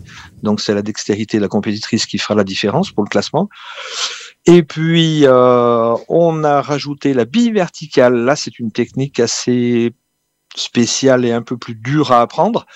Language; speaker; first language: French; native; French